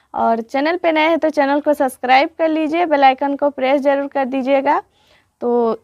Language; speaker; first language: Hindi; native; Hindi